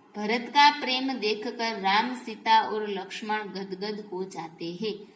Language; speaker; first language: Hindi; non-native, local second language; Gujarati